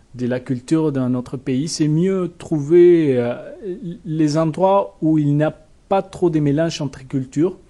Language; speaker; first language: French; non-native, fluent; Spanish